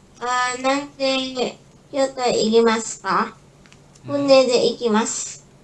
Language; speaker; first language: Japanese; non-native, learner; Indonesian